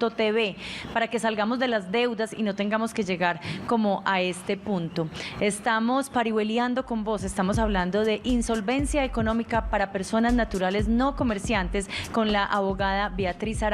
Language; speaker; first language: Spanish; native; Spanish